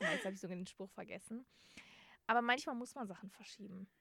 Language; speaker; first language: German; native; German